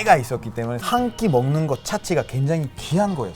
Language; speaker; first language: Korean; non-native, fluent; Spanish